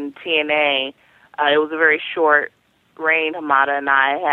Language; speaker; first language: English; native; English